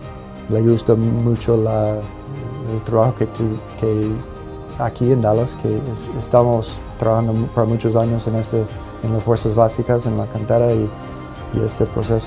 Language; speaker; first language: Spanish; non-native, fluent; English